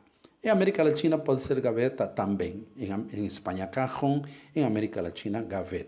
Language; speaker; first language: Portuguese; non-native, fluent; Spanish